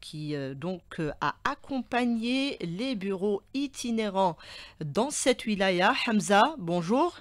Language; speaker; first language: French; non-native, local second language; Arabic